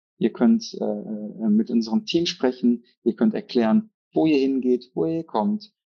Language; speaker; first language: German; native; German